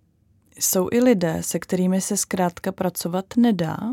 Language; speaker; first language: Czech; native; Czech